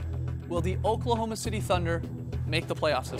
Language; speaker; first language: English; native; English